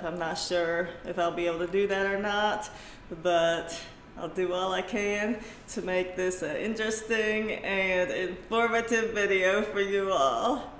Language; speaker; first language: English; native; English